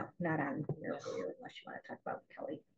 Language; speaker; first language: English; native; English